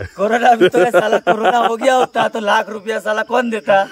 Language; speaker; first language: Hindi; non-native, local second language; Gujarati